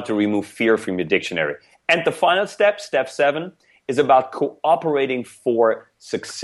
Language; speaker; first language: English; non-native, fluent; German